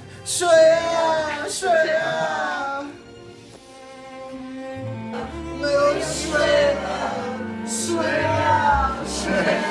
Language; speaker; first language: Chinese; non-native, learner; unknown